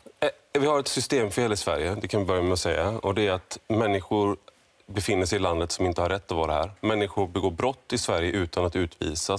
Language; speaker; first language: Swedish; native; Swedish